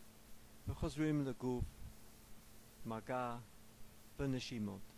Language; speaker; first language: Hebrew; non-native, fluent; English